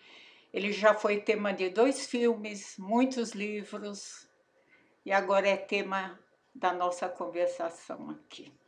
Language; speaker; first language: Portuguese; native; Portuguese